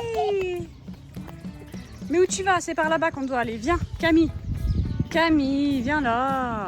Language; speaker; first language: French; native; French